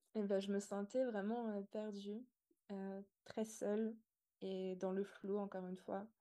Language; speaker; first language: French; native; French